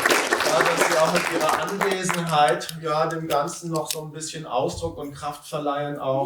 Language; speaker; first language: German; native; German